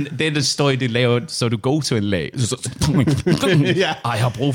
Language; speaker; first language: Danish; non-native, learner; English